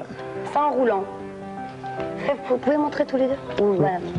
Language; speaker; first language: French; native; French